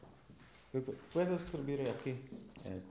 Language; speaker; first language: Spanish; non-native, fluent; English